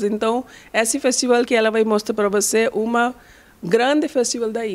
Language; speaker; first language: Portuguese; non-native, learner; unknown